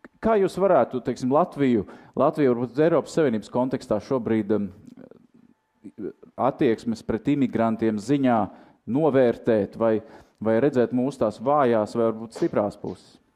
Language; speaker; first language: Latvian; native; Latvian